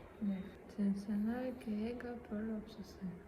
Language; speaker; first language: Korean; non-native, learner; Ukrainian